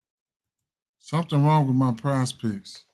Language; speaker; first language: English; native; English